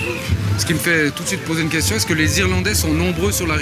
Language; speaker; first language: French; native; French